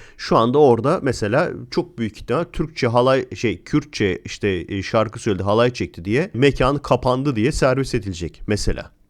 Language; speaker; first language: Turkish; native; Turkish